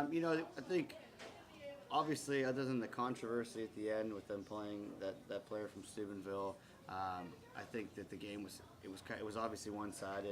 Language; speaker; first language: English; native; English